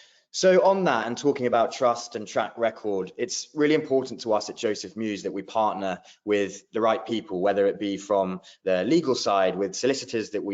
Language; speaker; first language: English; native; English